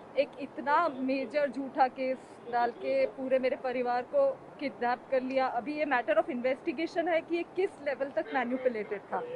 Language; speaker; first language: Hindi; native; Hindi